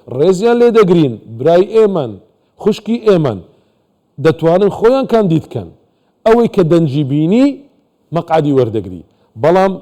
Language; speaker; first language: Central Kurdish; non-native, local second language; Assyrian Neo-Aramaic